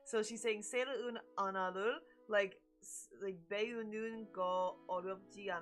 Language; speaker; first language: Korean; non-native, learner; English